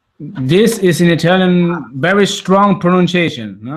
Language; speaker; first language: English; non-native, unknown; Italian